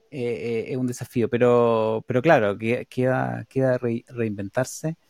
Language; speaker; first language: Spanish; native; Spanish